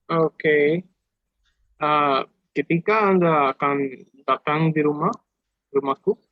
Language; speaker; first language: Indonesian; non-native, learner; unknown